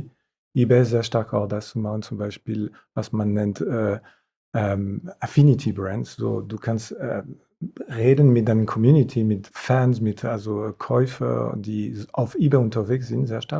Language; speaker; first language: German; non-native, fluent; French